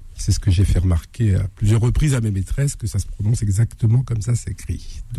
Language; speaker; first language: French; native; French